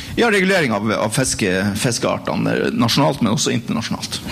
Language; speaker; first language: Norwegian; native; Norwegian